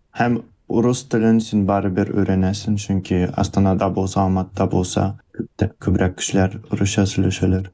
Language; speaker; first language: Tatar; early bilingual, heritage; Russian